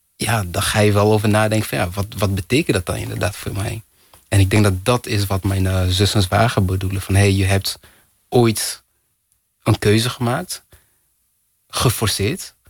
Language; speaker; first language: Dutch; early bilingual, other home language; Kinyarwanda